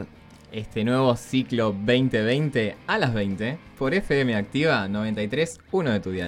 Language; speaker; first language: Spanish; native; Spanish